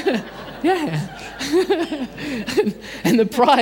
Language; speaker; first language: English; early bilingual, other home language; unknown